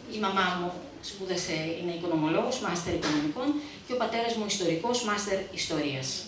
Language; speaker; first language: Greek; early bilingual, heritage; Greek